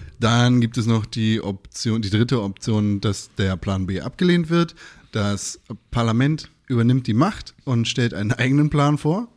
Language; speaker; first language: German; native; German